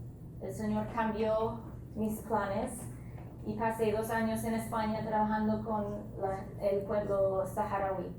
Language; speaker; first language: Spanish; non-native, fluent; English